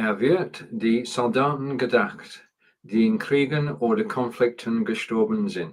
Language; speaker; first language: German; non-native, learner; English